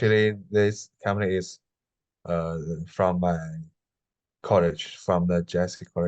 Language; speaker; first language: English; non-native, learner; Chinese